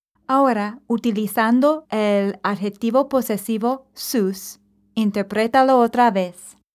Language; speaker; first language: Spanish; non-native, fluent; English